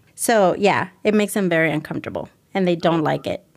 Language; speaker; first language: English; early bilingual, other home language; Spanish